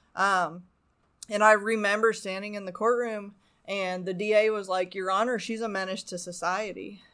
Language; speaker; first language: English; native; English